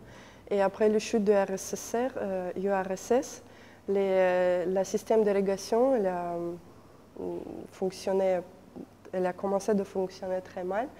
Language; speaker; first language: French; non-native, fluent; Russian